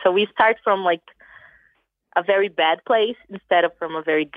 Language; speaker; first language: English; non-native, fluent; Portuguese